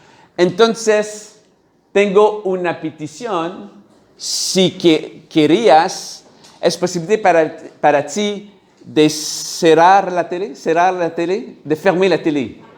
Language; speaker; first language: Spanish; non-native, learner; French